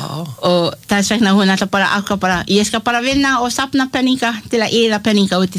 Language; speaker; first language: Icelandic; non-native, learner; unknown